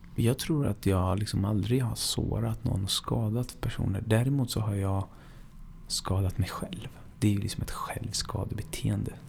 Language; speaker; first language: Swedish; non-native, fluent; Persian